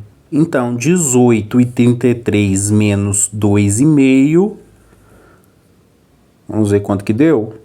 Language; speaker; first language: Portuguese; native; Portuguese